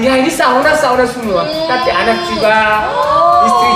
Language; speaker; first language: Indonesian; non-native, learner; Korean